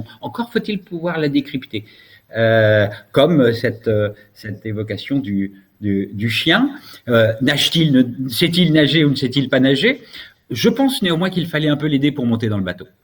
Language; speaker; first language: French; native; French